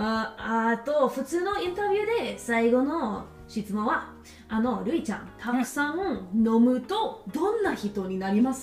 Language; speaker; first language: Japanese; non-native, fluent; English